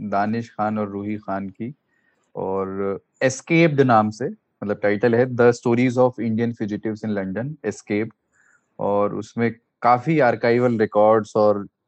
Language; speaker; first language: Hindi; native; Hindi